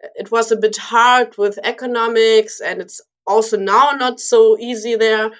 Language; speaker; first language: English; early bilingual, other home language; Russian